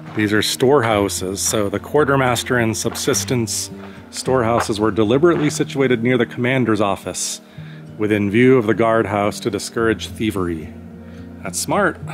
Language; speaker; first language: English; native; English